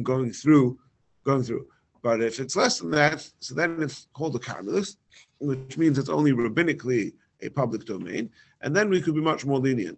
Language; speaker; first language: English; native; English